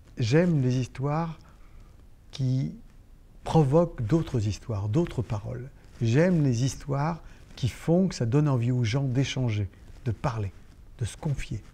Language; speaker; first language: French; non-native, local second language; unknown